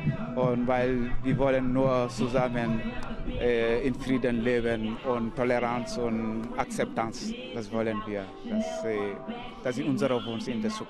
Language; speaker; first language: German; non-native, learner; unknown